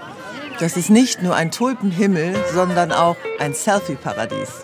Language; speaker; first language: German; native; German